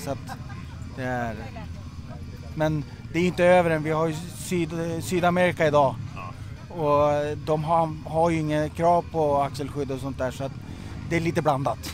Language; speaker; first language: Swedish; native; Swedish